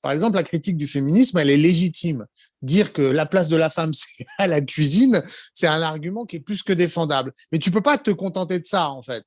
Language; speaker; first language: French; native; French